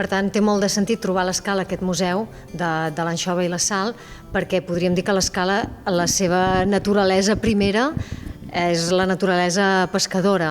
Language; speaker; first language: Catalan; native; Catalan